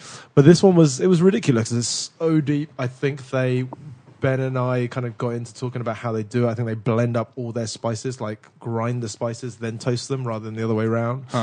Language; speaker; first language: English; native; English